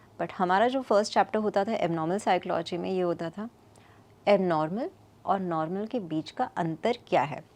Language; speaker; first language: Hindi; native; Hindi